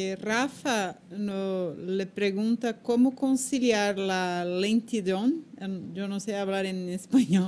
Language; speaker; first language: Spanish; non-native, learner; Portuguese